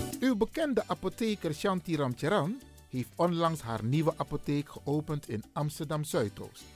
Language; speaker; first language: Dutch; native; Dutch